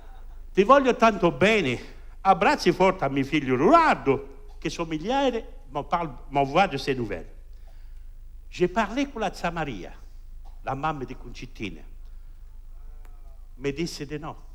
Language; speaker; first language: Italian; early bilingual, heritage; French